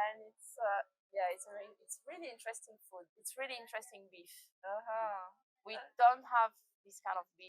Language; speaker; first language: English; non-native, learner; French